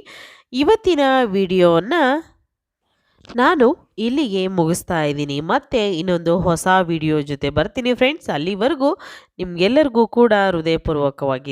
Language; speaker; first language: Kannada; native; Kannada